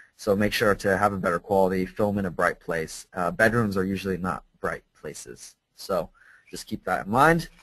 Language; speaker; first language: English; native; English